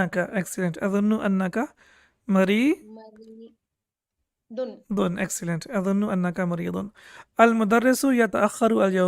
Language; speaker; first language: Arabic; non-native, fluent; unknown